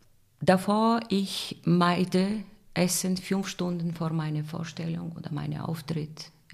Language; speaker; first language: German; non-native, fluent; Bulgarian